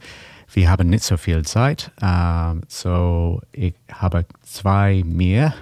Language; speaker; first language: German; non-native, learner; English